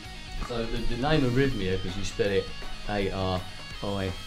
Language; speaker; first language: English; native; English